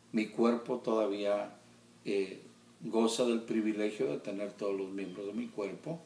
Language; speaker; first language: Spanish; early bilingual, heritage; Spanish